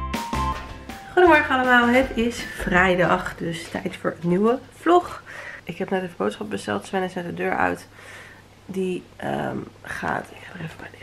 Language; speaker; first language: Dutch; native; Dutch